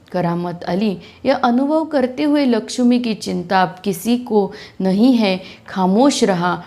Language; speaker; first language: Hindi; non-native, local second language; Marathi